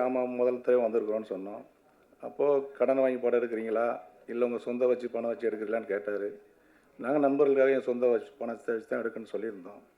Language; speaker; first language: Tamil; native; Tamil